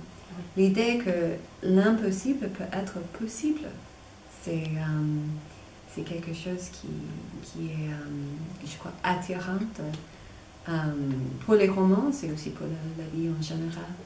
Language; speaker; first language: French; non-native, fluent; English